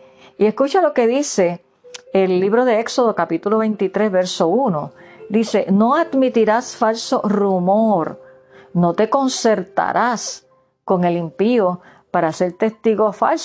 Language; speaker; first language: Spanish; native; Spanish